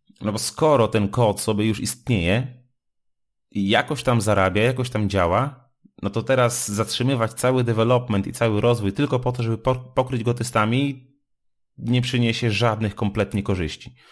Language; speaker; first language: Polish; native; Polish